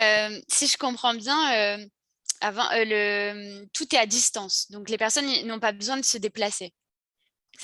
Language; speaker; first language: French; native; French